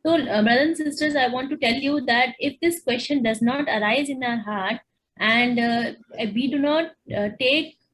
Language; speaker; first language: English; non-native, local second language; Hindi